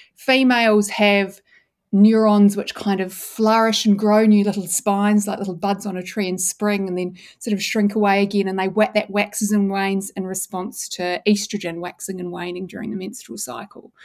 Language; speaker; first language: English; native; English